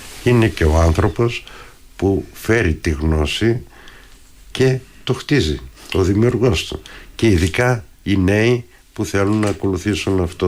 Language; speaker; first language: Greek; native; Greek